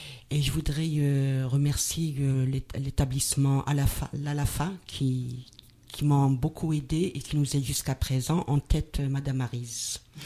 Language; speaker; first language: French; non-native, local second language; Arabic